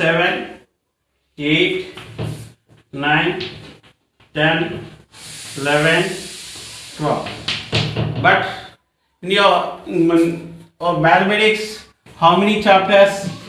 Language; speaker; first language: English; non-native, local second language; Telugu